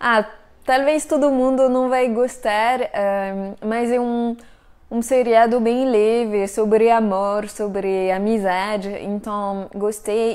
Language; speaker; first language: Portuguese; non-native, fluent; French